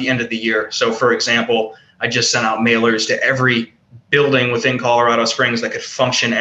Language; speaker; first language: English; native; English